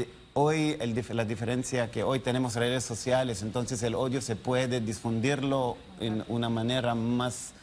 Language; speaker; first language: Spanish; non-native, learner; Hebrew